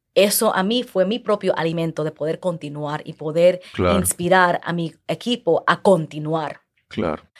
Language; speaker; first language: Spanish; early bilingual, heritage; Spanish